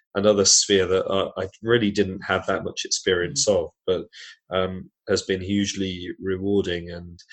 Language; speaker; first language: English; native; English